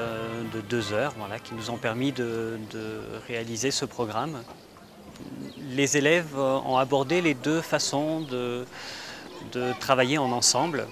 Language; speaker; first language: French; native; French